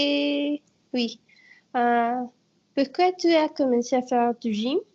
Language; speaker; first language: French; non-native, learner; Spanish